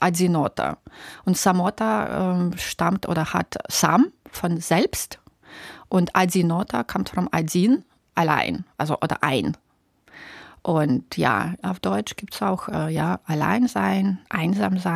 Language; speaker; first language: German; non-native, fluent; Russian